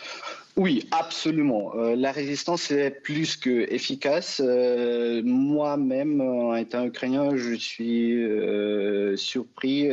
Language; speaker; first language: French; non-native, fluent; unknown